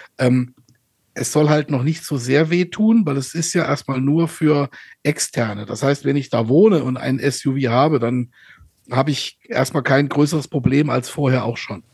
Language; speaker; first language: German; native; German